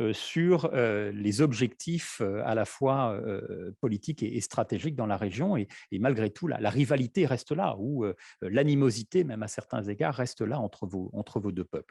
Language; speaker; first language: French; native; French